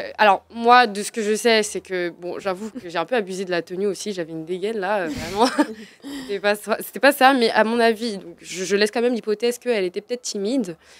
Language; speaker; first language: French; non-native, local second language; Malagasy